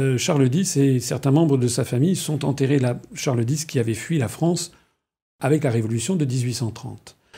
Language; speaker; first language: French; native; French